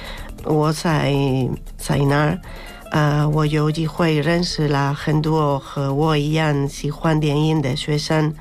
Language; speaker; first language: Chinese; non-native, fluent; Spanish